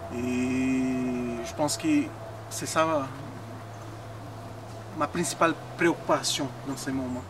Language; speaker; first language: French; non-native, fluent; Portuguese